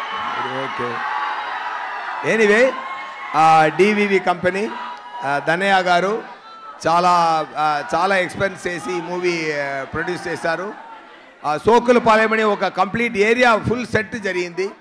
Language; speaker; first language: Telugu; non-native, local second language; Tamil